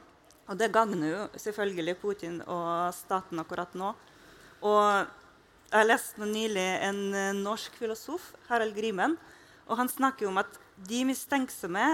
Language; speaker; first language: Norwegian; non-native, fluent; Russian